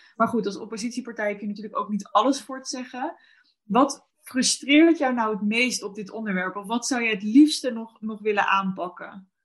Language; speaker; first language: Dutch; native; Dutch